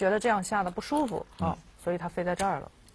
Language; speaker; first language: Chinese; native; Chinese